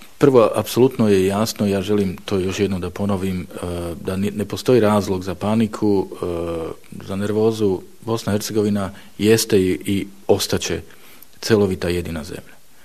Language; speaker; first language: Bosnian; non-native, fluent; Slovak